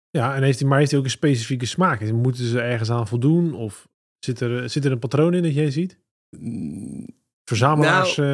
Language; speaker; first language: Dutch; native; Dutch